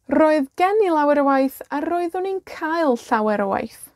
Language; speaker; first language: Welsh; non-native, fluent; Spanish